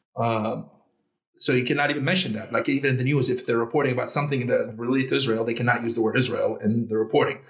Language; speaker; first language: English; early bilingual, heritage; Arabic